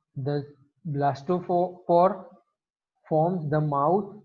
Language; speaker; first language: English; non-native, local second language; Gujarati